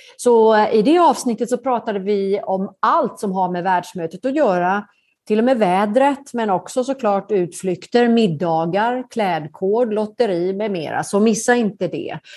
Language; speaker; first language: Swedish; native; Swedish